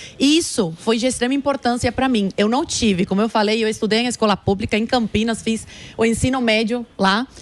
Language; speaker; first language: Portuguese; early bilingual, other home language; Spanish